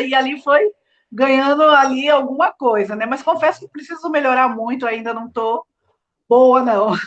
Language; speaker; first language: Portuguese; native; Portuguese